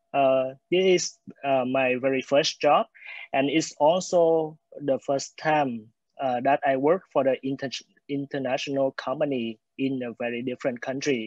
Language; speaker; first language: English; non-native, fluent; Vietnamese